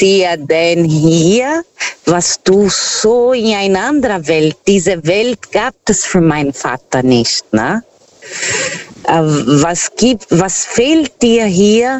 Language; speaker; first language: German; non-native, fluent; Portuguese